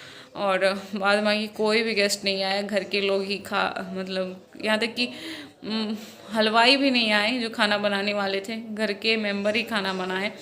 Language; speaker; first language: Hindi; non-native, local second language; Maithili